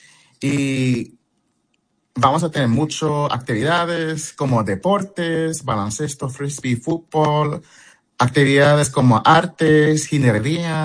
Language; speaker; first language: Spanish; early bilingual, heritage; English